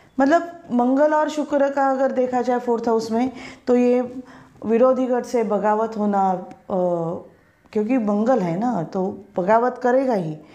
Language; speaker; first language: Hindi; non-native, local second language; Marathi